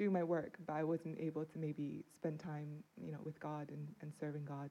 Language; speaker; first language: English; non-native, local second language; Cantonese